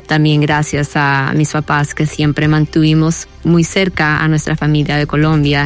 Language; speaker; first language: Spanish; early bilingual, heritage; Spanish